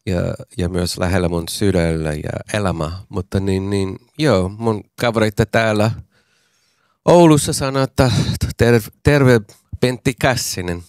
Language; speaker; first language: Finnish; non-native, fluent; English